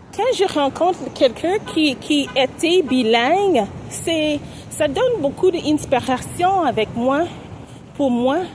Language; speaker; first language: French; non-native, fluent; English